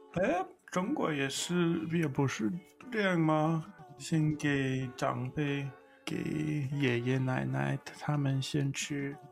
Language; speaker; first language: Chinese; non-native, learner; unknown